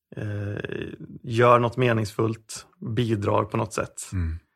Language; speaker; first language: Swedish; native; Swedish